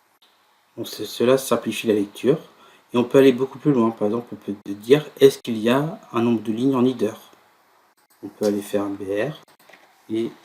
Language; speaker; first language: French; native; French